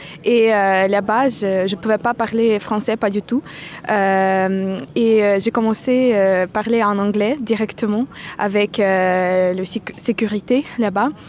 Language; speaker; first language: French; non-native, fluent; Italian